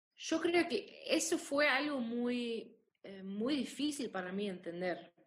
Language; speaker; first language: Spanish; non-native, fluent; German